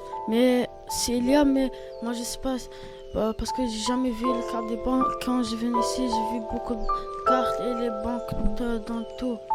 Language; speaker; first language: French; non-native, learner; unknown